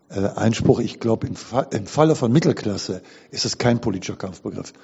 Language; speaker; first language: German; native; German